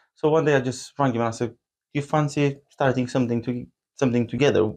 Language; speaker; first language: English; non-native, fluent; Bulgarian